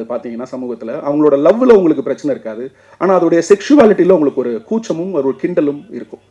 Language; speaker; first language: Tamil; native; Tamil